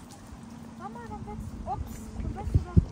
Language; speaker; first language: German; non-native, learner; Filipino